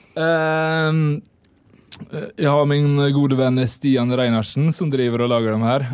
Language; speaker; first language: Norwegian; native; Norwegian